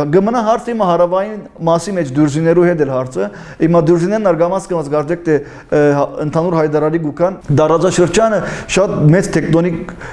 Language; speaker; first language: Armenian; early bilingual, heritage; Armenian